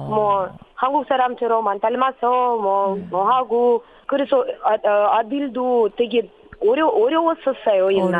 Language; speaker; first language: Korean; non-native, learner; Russian